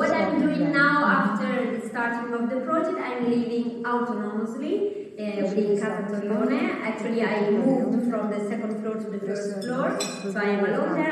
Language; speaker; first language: English; non-native, fluent; Italian